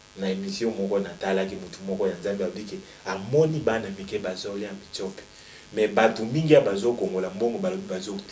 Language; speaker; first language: Lingala; native; Lingala